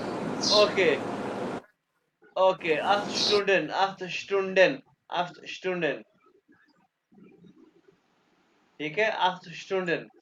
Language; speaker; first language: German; non-native, fluent; Urdu